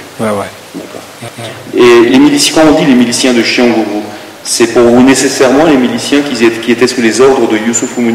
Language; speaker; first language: French; native; French